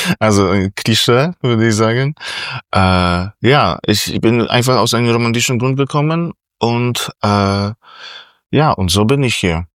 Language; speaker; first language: German; non-native, fluent; Polish